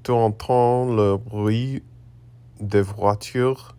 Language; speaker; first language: French; non-native, learner; English